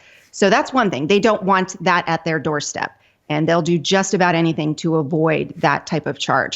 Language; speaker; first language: English; native; English